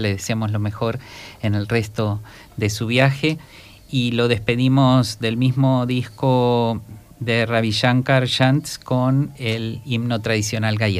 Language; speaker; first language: Spanish; native; Spanish